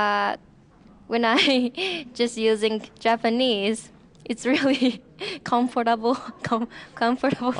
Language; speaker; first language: English; non-native, learner; Japanese